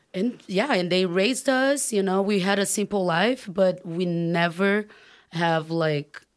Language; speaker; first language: English; non-native, fluent; Portuguese